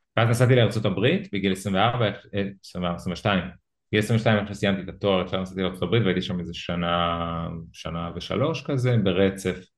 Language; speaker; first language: Hebrew; early bilingual, other home language; Russian